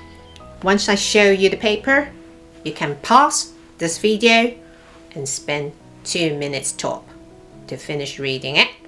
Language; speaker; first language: English; non-native, fluent; Cantonese